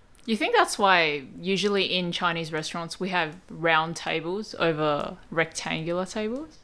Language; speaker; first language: English; early bilingual, other home language; Cantonese